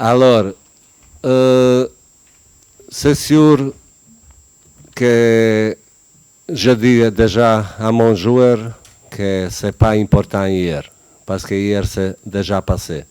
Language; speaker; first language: French; non-native, learner; Bosnian